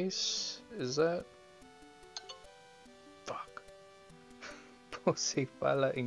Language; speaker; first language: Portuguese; non-native, learner; English